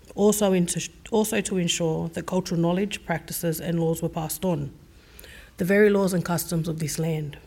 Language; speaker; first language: English; native; English